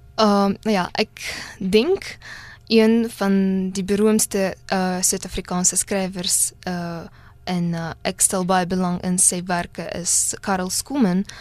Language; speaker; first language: Afrikaans; non-native, fluent; Russian